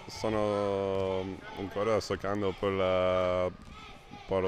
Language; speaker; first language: Italian; non-native, learner; English